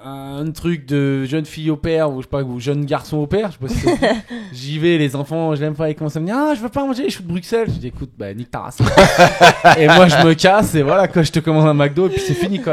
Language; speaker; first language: French; native; French